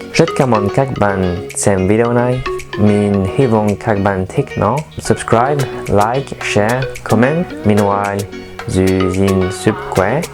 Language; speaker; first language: Vietnamese; non-native, learner; French